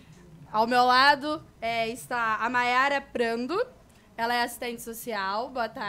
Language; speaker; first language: Portuguese; native; Portuguese